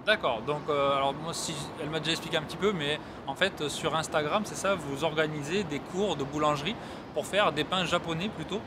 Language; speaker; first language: French; native; French